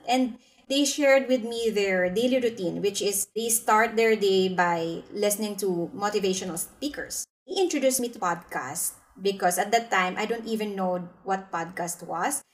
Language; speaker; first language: English; non-native, local second language; Filipino